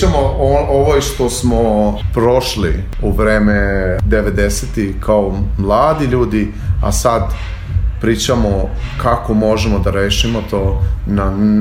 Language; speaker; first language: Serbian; non-native, learner; Albanian